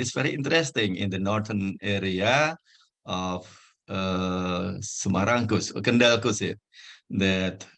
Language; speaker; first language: English; non-native, fluent; Indonesian